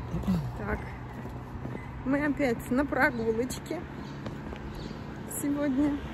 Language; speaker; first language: Russian; native; Russian